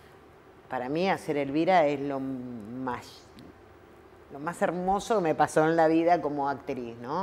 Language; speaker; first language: Spanish; native; Spanish